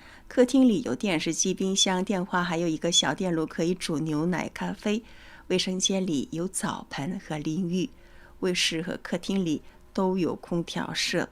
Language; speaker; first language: Chinese; native; Chinese